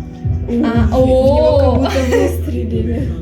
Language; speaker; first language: Russian; native; Russian